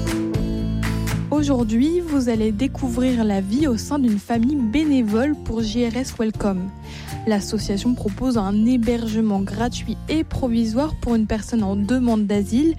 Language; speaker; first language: French; native; French